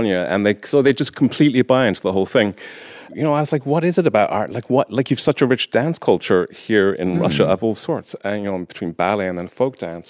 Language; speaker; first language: English; native; English